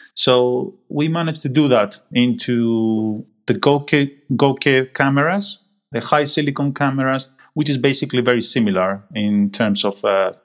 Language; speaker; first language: English; non-native, fluent; Greek